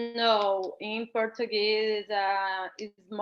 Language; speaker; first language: English; non-native, learner; Portuguese